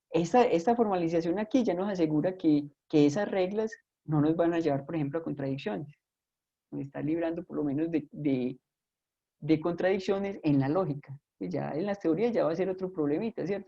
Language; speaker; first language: Spanish; native; Spanish